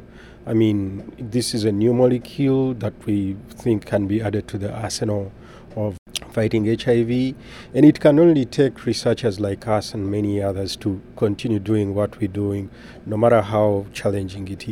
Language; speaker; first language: English; non-native, local second language; Ganda